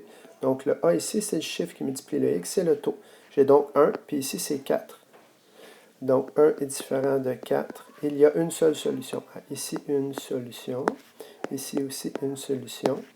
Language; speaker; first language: French; native; French